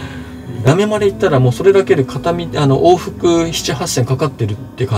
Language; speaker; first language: Japanese; native; Japanese